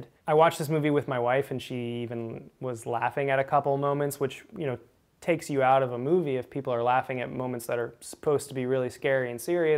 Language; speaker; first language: English; native; English